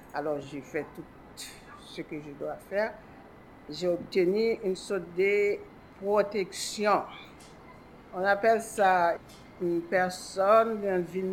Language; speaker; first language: French; non-native, local second language; Haitian Creole